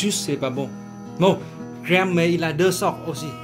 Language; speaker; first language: French; non-native, learner; Vietnamese